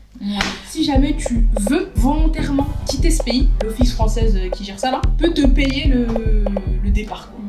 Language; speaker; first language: French; native; French